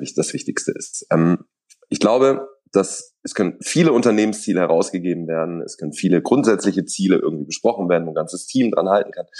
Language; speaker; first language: German; native; German